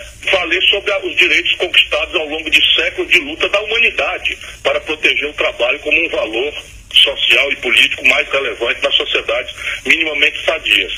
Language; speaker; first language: Portuguese; native; Portuguese